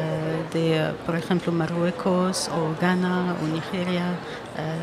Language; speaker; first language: Spanish; non-native, fluent; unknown